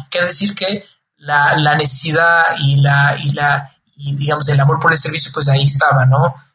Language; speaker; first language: Spanish; non-native, fluent; Portuguese